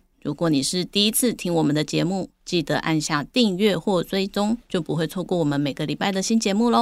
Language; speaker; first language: Chinese; native; Chinese